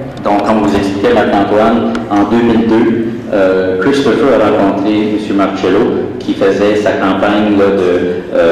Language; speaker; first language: French; native; French